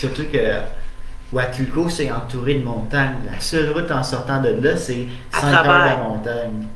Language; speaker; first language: French; native; French